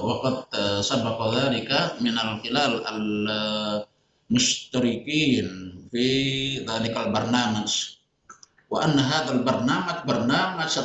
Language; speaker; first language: Arabic; non-native, fluent; Indonesian